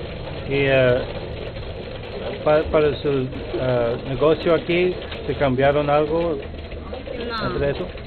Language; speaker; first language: Spanish; early bilingual, heritage; Spanish